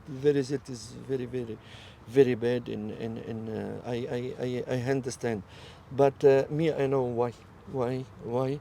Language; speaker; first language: English; non-native, learner; French